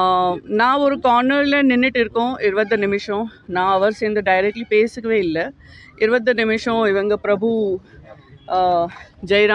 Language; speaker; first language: Tamil; non-native, local second language; Gujarati